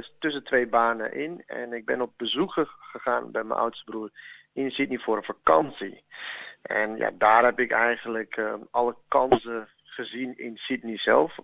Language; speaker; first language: Dutch; early bilingual, other home language; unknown